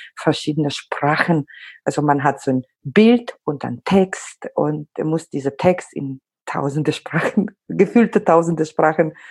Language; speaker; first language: German; non-native, fluent; Ukrainian